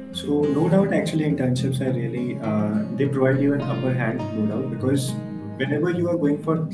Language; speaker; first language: English; non-native, local second language; Hindi